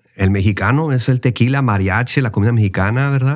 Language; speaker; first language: Spanish; early bilingual, heritage; Spanish